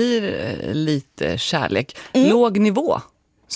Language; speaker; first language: Swedish; native; Swedish